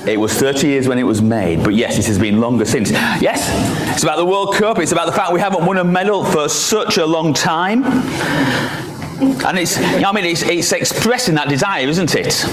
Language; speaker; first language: English; native; English